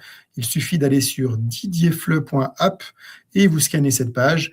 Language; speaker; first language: French; native; French